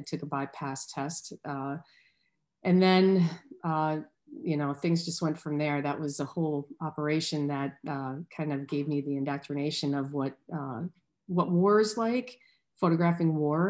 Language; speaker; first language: English; native; English